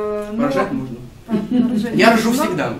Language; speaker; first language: Russian; native; Russian